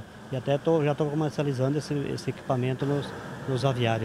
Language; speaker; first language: Portuguese; native; Portuguese